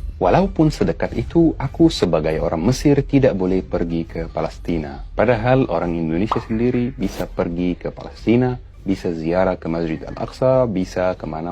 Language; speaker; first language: Indonesian; non-native, fluent; Arabic